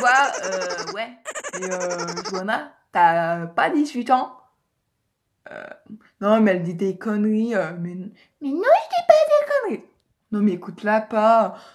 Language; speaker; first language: French; native; French